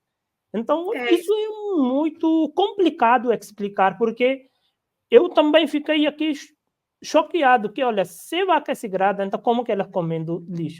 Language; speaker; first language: Portuguese; non-native, learner; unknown